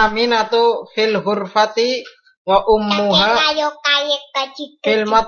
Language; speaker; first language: Arabic; non-native, learner; Indonesian